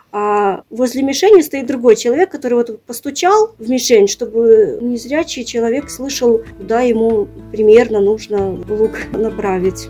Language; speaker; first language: Russian; native; Russian